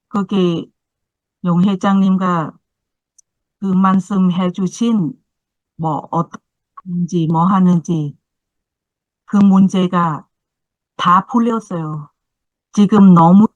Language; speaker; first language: Korean; non-native, learner; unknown